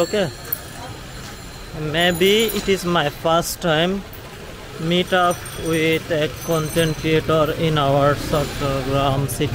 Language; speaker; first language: English; non-native, learner; Bangla